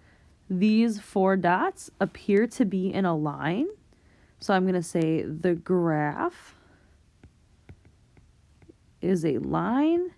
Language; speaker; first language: English; native; English